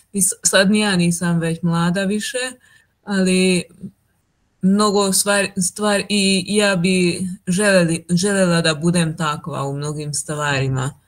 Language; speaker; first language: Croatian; non-native, local second language; Hungarian